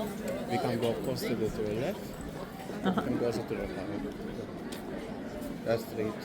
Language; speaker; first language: English; non-native, learner; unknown